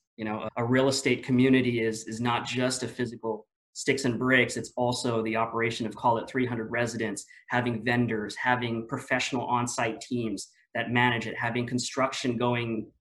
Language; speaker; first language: English; non-native, local second language; Filipino